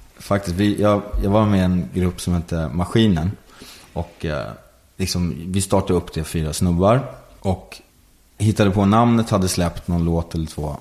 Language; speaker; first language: Swedish; native; Swedish